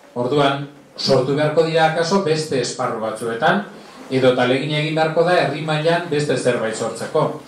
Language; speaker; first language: Basque; non-native, local second language; Spanish